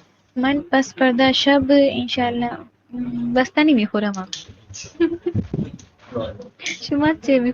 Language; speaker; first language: Persian; non-native, learner; Urdu